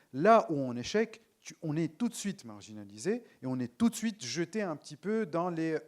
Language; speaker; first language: French; non-native, local second language; Arabic